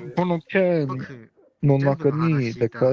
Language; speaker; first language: Japanese; non-native, learner; English